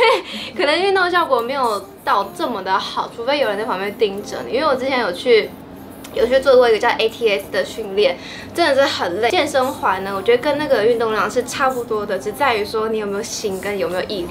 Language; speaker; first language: Chinese; native; Chinese